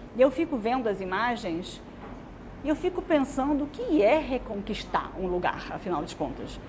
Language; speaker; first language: Portuguese; non-native, fluent; Arabic